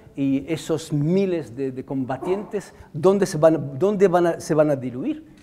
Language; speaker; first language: Spanish; non-native, fluent; Arabic